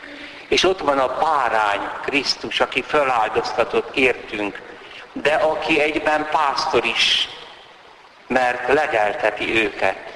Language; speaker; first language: Hungarian; native; Hungarian